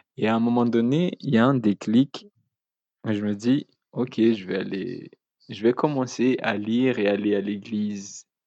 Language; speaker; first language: French; non-native, local second language; Malagasy